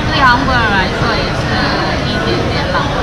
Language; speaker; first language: Chinese; non-native, fluent; Korean